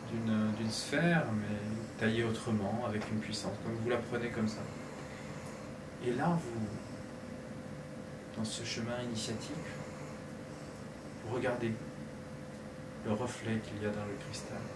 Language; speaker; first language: French; native; French